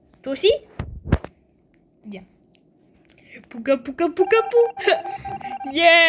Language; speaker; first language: French; native; French